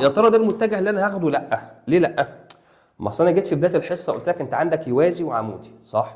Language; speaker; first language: Arabic; native; Arabic